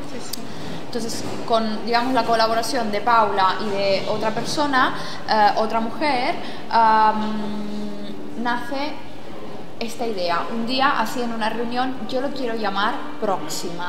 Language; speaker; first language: Spanish; non-native, fluent; Italian